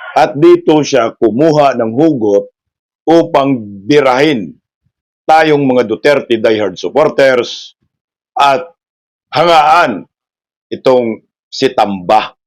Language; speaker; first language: Filipino; non-native, local second language; Cebuano